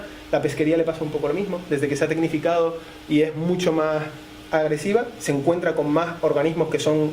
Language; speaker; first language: Spanish; native; Spanish